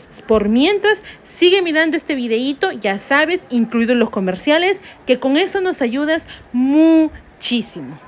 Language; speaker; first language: Spanish; native; Spanish